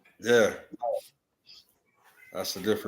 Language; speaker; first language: English; native; English